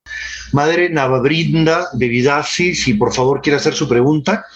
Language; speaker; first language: Spanish; native; Spanish